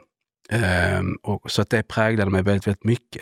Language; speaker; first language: Swedish; native; Swedish